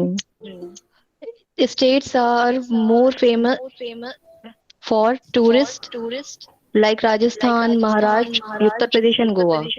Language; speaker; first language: English; non-native, local second language; Hindi